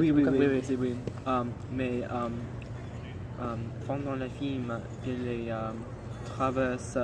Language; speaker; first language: French; non-native, learner; English